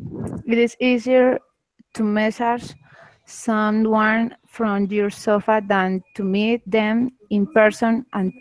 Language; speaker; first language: English; non-native, learner; Spanish